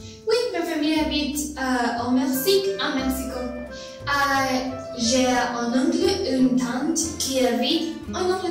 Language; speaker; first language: French; non-native, learner; Spanish